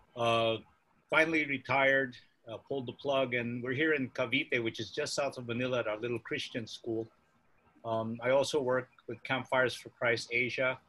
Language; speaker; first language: English; non-native, fluent; Korean